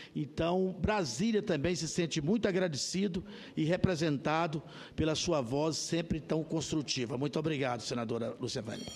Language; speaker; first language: Portuguese; native; Portuguese